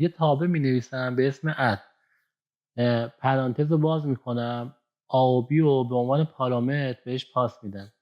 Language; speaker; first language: Persian; native; Persian